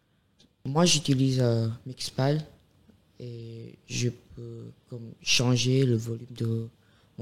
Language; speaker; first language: French; non-native, fluent; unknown